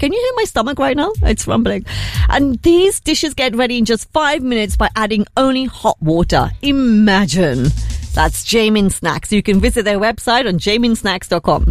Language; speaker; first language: English; early bilingual, other home language; Hindi